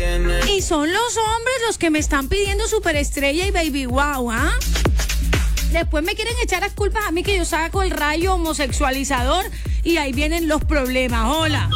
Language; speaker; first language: Spanish; native; Spanish